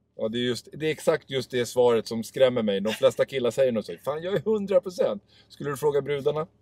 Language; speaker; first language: Swedish; native; Swedish